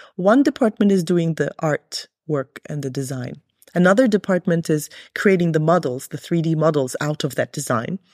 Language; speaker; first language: English; early bilingual, other home language; Arabic